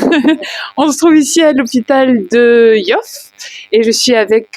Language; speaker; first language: French; native; French